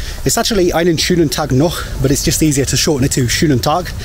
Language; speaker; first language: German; non-native, learner; English